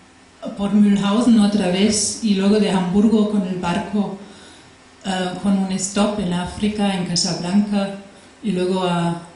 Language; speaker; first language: Spanish; non-native, fluent; German